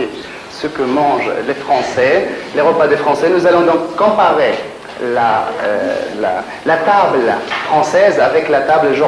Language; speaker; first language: French; non-native, fluent; Arabic